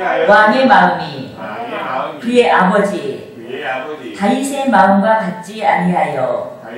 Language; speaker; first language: Korean; native; Korean